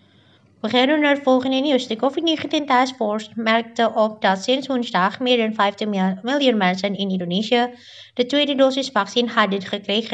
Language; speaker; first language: Dutch; non-native, learner; Indonesian